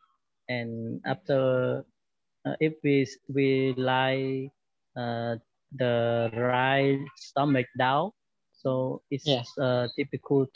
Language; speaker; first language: English; non-native, learner; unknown